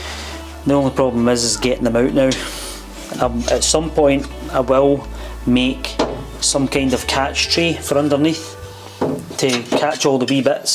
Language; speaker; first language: English; native; English